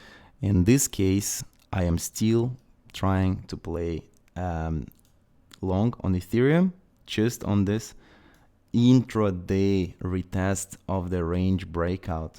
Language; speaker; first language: English; non-native, fluent; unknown